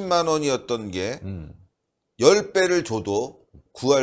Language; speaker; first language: Korean; native; Korean